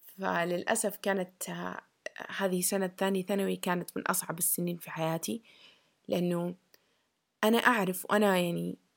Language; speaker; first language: Arabic; early bilingual, heritage; Arabic